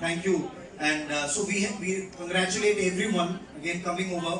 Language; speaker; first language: English; non-native, local second language; Telugu